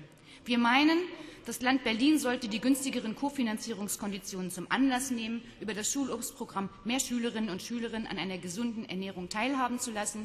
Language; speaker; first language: German; native; German